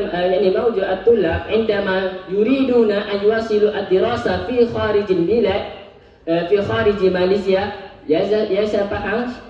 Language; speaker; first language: Arabic; non-native, learner; Malay